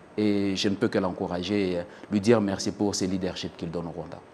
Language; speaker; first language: French; non-native, local second language; Swahili